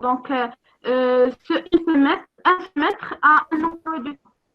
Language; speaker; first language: French; non-native, local second language; Arabic